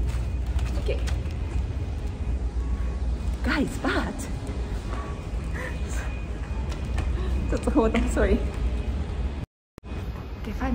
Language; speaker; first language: English; non-native, fluent; Japanese